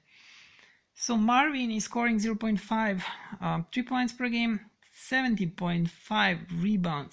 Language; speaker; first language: English; non-native, fluent; Serbian